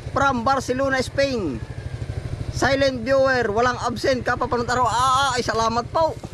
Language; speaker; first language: Filipino; native; Filipino